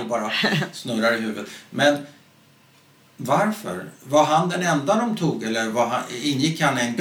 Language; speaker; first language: Swedish; native; Swedish